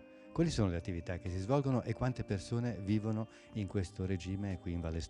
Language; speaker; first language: Italian; native; Italian